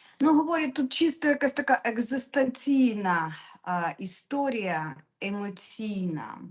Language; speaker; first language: Ukrainian; non-native, local second language; Russian